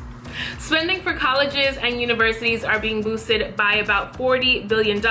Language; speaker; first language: English; native; English